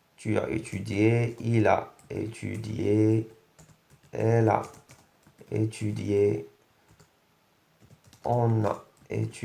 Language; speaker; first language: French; non-native, local second language; Arabic